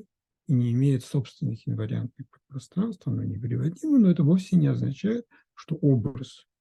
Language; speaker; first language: Russian; native; Russian